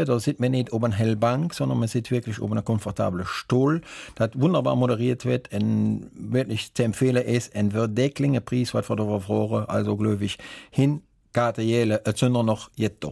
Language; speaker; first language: German; native; German